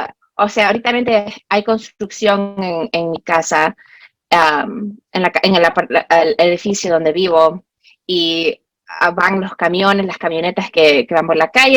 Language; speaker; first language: Spanish; early bilingual, heritage; Spanish